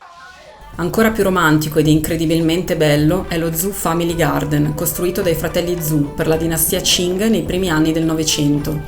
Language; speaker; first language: Italian; native; Italian